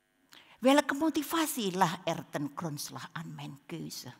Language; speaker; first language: Dutch; non-native, learner; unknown